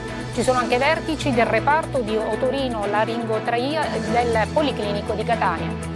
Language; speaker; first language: Italian; native; Italian